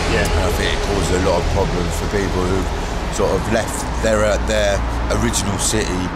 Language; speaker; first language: English; native; English